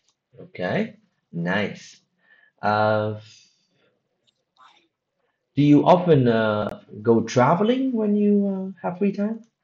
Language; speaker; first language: English; non-native, fluent; Vietnamese